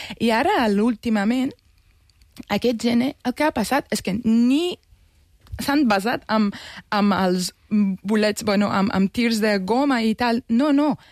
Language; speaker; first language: Catalan; non-native, fluent; Persian